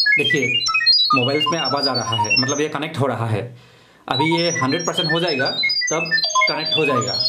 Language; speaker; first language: Hindi; non-native, local second language; Assamese